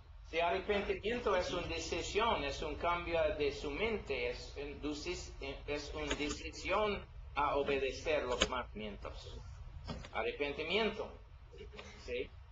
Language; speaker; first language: Spanish; non-native, learner; English